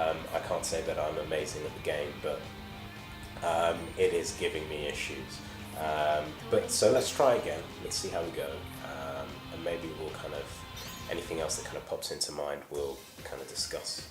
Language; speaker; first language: English; native; English